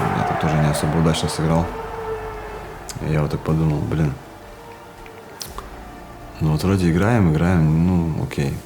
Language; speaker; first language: Russian; native; Russian